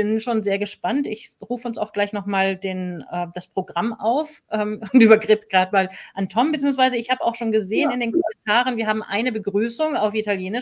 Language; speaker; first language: German; native; German